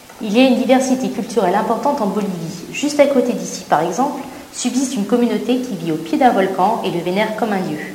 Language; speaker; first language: French; native; French